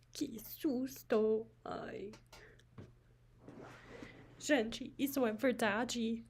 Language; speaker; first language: Portuguese; non-native, learner; English